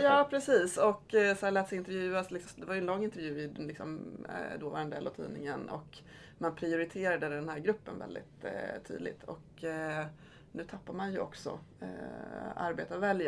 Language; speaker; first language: Swedish; native; Swedish